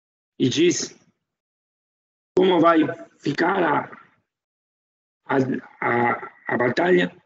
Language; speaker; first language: Portuguese; non-native, fluent; Spanish